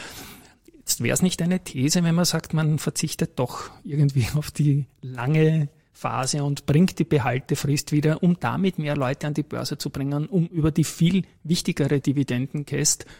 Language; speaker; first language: German; native; German